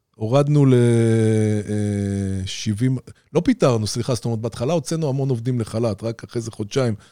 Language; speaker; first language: Hebrew; native; Hebrew